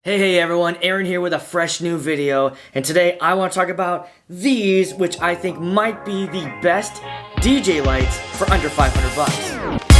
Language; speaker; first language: English; native; English